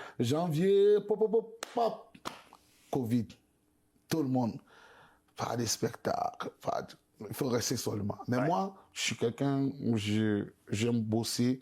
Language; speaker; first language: French; non-native, local second language; Bambara